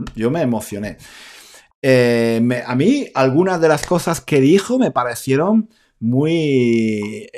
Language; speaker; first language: Spanish; native; Spanish